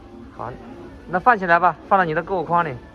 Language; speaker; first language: Chinese; native; Chinese